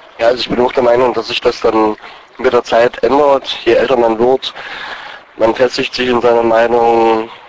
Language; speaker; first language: German; native; German